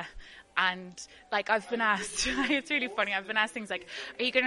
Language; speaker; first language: English; native; English